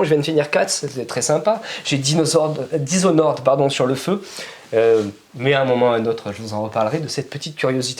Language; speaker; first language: French; native; French